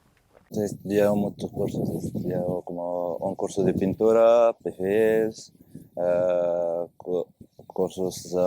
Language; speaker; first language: Spanish; non-native, fluent; Arabic